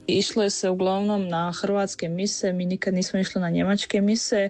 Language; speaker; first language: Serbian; early bilingual, heritage; Croatian